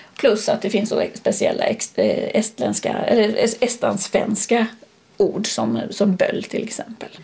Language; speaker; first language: Swedish; native; Swedish